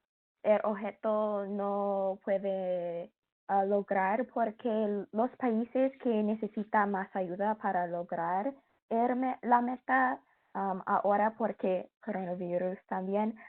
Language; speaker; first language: Spanish; non-native, learner; English